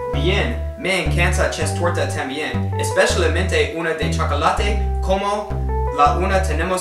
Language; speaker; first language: Spanish; non-native, learner; English